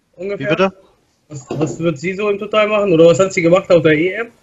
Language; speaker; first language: German; non-native, fluent; Russian